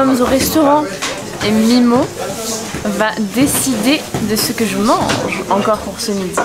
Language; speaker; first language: French; native; French